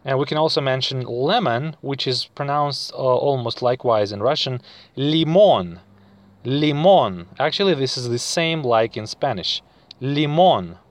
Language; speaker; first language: English; non-native, fluent; Russian